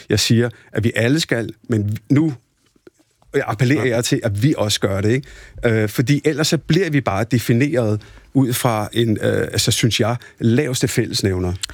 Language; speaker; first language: Danish; early bilingual, other home language; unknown